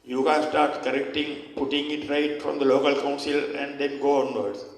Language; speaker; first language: English; non-native, local second language; Sinhala